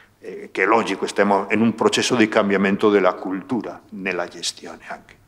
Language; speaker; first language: Italian; non-native, fluent; Spanish